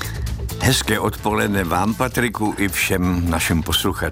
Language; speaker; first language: Czech; native; Czech